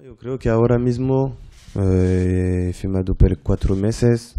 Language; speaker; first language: Spanish; non-native, fluent; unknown